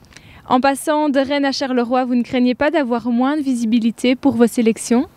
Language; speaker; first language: French; native; French